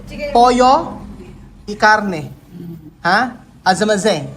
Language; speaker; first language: Spanish; non-native, learner; Filipino